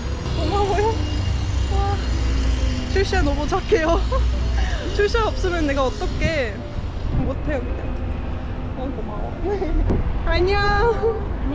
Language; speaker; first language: Korean; non-native, learner; Estonian